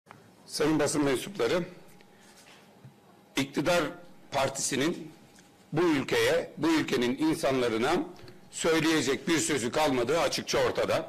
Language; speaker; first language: Turkish; native; Turkish